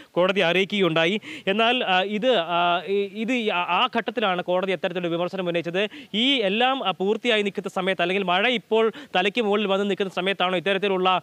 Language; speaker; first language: Malayalam; native; Malayalam